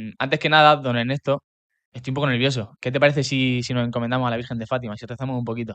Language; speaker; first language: Spanish; native; Spanish